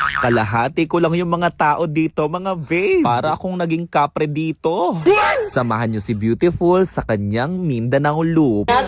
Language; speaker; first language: Filipino; native; Filipino